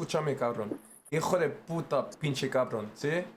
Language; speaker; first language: Spanish; non-native, learner; French